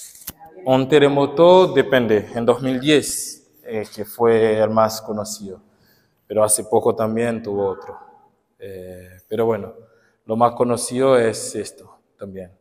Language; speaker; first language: Spanish; non-native, fluent; Haitian Creole